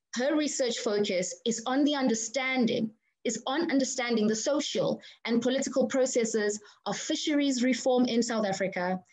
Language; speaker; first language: English; non-native, local second language; Zulu